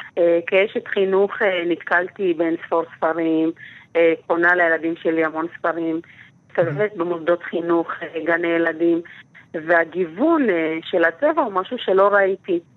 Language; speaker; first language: Hebrew; native; Hebrew